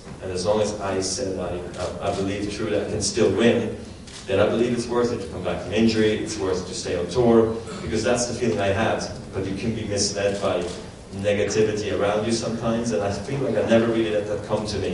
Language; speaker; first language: English; non-native, fluent; German